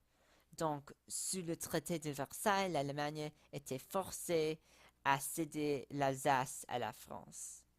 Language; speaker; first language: French; non-native, learner; English